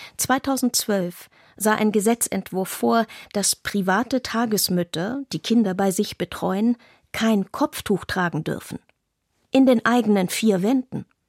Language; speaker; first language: German; non-native, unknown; Arabic